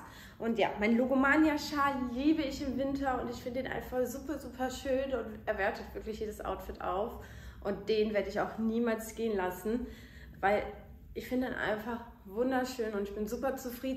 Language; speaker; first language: German; native; German